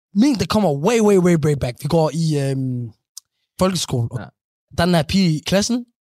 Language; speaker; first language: Danish; early bilingual, other home language; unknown